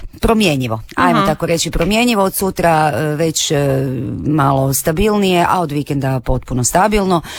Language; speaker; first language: Croatian; native; Croatian